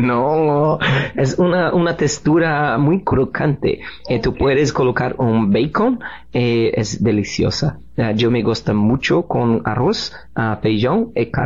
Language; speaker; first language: Spanish; non-native, learner; Portuguese